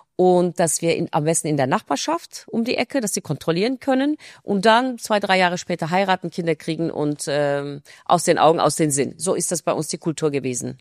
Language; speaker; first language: German; non-native, fluent; Turkish